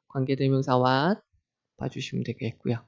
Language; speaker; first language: Korean; native; Korean